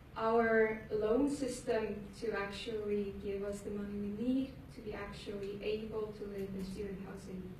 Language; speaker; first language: English; non-native, fluent; Icelandic